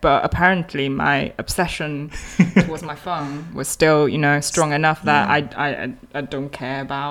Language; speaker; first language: English; non-native, fluent; Chinese